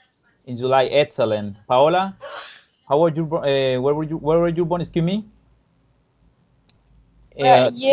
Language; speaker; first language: English; non-native, fluent; Spanish